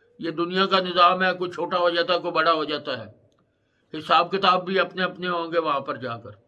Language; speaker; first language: Urdu; non-native, local second language; Punjabi